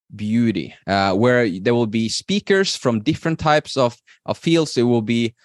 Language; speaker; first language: English; non-native, fluent; Norwegian